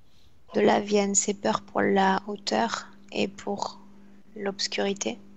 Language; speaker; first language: French; native; French